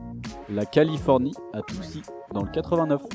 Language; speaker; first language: French; native; French